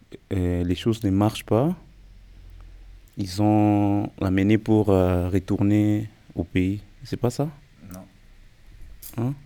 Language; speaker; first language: French; non-native, learner; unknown